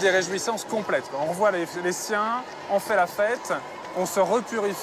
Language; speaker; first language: French; native; French